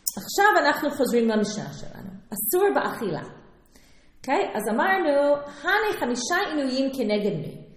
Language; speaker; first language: Hebrew; non-native, fluent; English